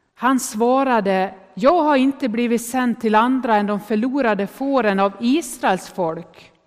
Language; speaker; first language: Swedish; native; Swedish